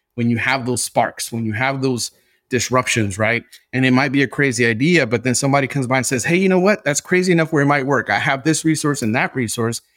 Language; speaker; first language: English; early bilingual, other home language; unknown